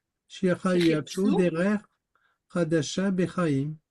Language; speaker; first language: Hebrew; non-native, learner; French